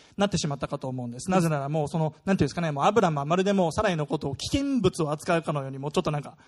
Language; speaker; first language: Japanese; non-native, fluent; German